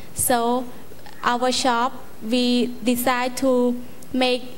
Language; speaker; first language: English; non-native, learner; Khmer